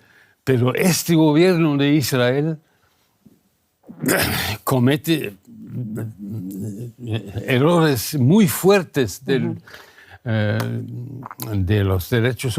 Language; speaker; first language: Spanish; non-native, fluent; German